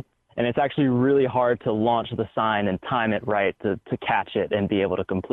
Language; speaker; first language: English; native; English